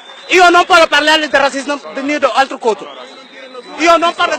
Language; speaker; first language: Italian; non-native, learner; Wolof